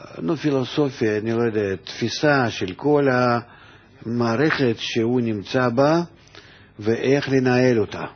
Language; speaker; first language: Hebrew; non-native, fluent; Russian